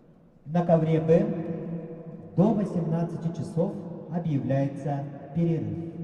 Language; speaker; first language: Russian; native; Russian